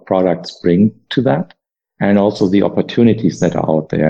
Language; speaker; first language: English; non-native, fluent; German